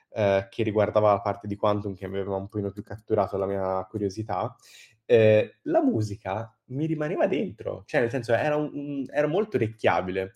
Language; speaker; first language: Italian; native; Italian